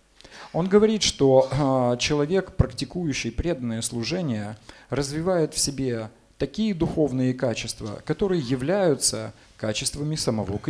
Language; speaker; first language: Russian; native; Russian